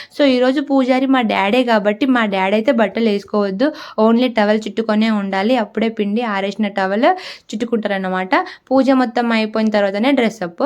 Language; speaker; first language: Telugu; non-native, local second language; Lambadi